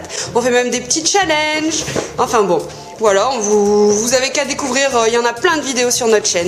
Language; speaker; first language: French; native; French